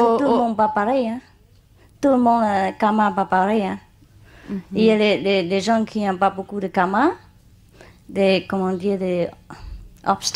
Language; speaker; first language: French; non-native, learner; Vietnamese